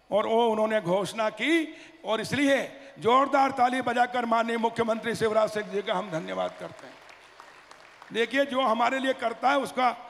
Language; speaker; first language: Hindi; native; Hindi